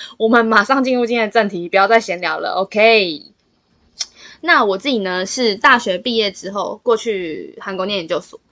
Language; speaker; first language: Chinese; native; Chinese